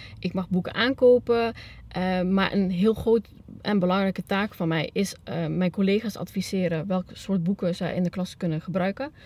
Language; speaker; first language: Dutch; early bilingual, other home language; Spanish